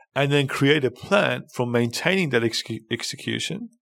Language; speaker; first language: English; non-native, fluent; Persian